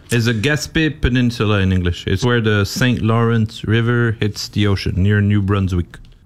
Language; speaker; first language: English; non-native, fluent; French